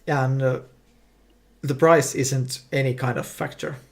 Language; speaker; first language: English; non-native, fluent; Finnish